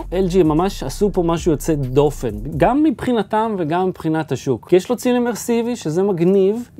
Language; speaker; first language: Hebrew; native; Hebrew